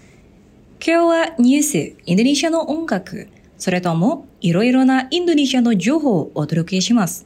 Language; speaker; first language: Japanese; non-native, fluent; Indonesian